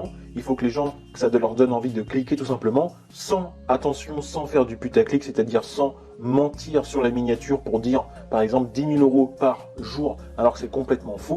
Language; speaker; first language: French; native; French